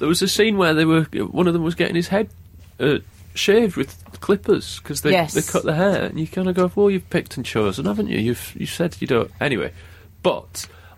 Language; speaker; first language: English; native; English